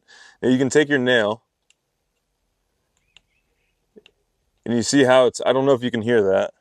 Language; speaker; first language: English; native; English